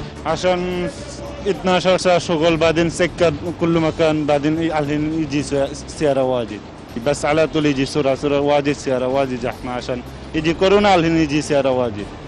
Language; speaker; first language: Arabic; non-native, learner; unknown